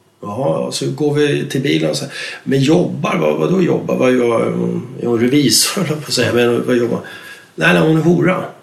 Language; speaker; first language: Swedish; native; Swedish